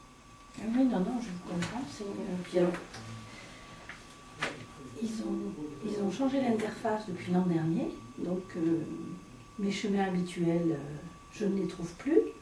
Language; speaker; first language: French; native; French